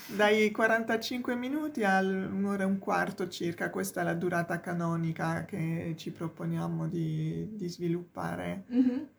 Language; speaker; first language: Italian; non-native, fluent; French